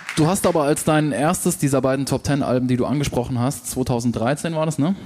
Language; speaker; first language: German; native; German